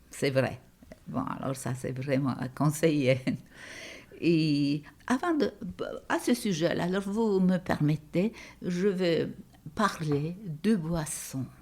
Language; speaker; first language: French; non-native, fluent; Turkish